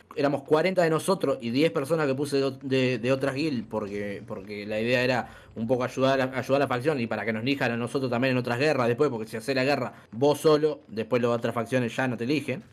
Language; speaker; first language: Spanish; native; Spanish